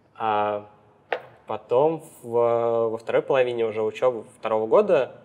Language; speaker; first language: Russian; native; Russian